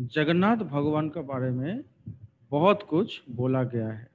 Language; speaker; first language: Hindi; non-native, local second language; Bangla